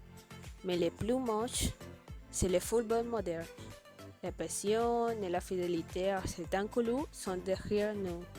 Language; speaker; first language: French; non-native, learner; Spanish